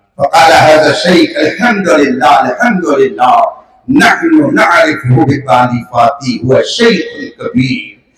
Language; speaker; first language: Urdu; native; Urdu